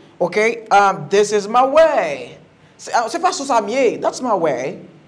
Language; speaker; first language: English; non-native, fluent; Haitian Creole